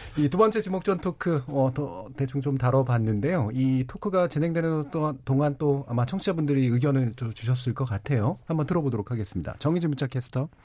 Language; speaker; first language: Korean; native; Korean